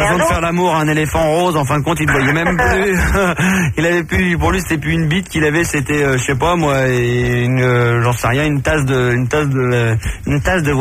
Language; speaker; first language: French; native; French